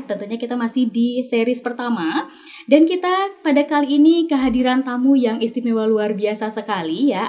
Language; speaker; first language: Indonesian; native; Indonesian